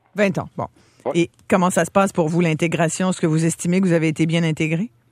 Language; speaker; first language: French; native; French